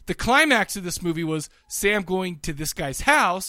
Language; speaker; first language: English; native; English